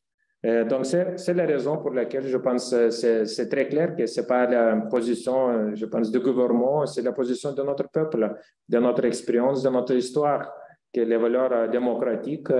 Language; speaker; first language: French; non-native, fluent; Lithuanian